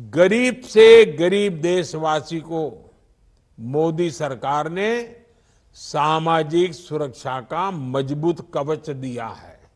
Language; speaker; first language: Hindi; non-native, local second language; Gujarati